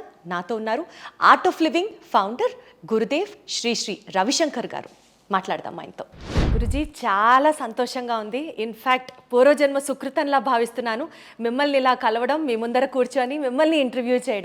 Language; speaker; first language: Telugu; native; Telugu